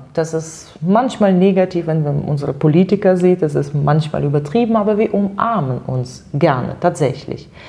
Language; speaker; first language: German; non-native, fluent; Russian